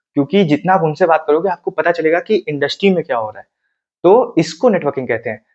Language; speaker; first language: Hindi; native; Hindi